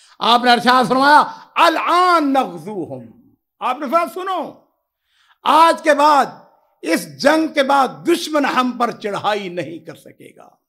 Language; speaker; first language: Urdu; non-native, local second language; Punjabi